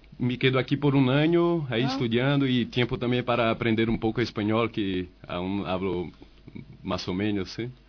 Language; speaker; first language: Spanish; non-native, learner; Portuguese